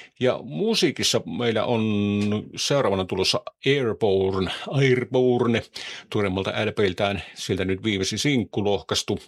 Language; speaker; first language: Finnish; native; Finnish